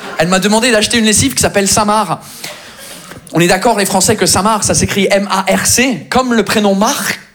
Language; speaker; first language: French; non-native, fluent; English